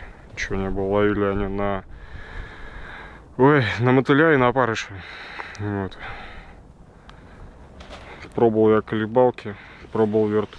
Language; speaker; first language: Russian; native; Russian